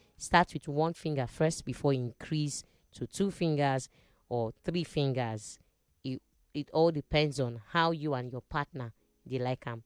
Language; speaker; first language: Nigerian Pidgin; non-native, local second language; Igbo